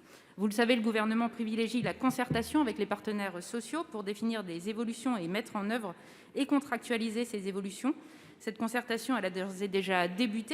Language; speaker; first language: French; native; French